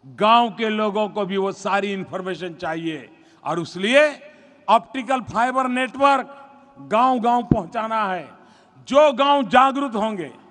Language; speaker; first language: Hindi; non-native, local second language; Gujarati